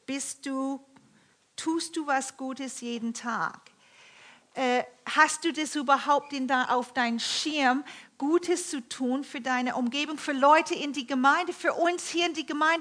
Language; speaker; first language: German; non-native, fluent; English